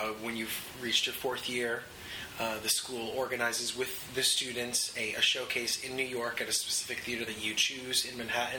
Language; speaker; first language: English; native; English